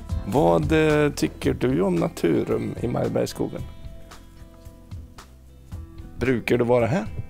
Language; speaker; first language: Swedish; native; Swedish